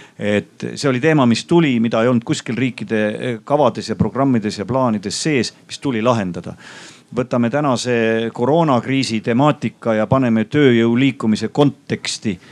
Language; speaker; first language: Estonian; native; Estonian